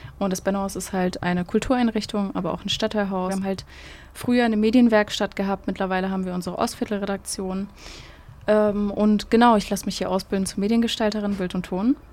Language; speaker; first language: German; early bilingual, other home language; Uzbek